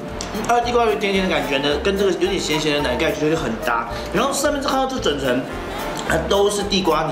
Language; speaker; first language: Chinese; native; Chinese